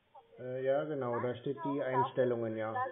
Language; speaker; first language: German; native; German